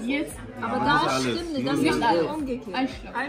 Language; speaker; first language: German; non-native, learner; Persian